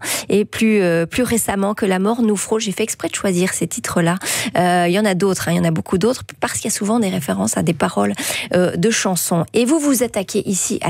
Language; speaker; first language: French; native; French